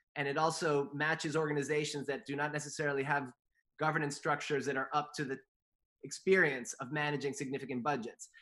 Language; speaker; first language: English; native; English